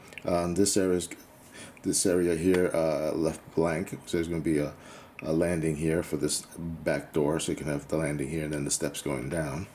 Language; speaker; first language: English; native; English